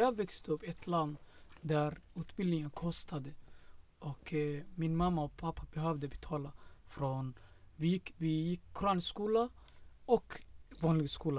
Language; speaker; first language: Swedish; non-native, fluent; Somali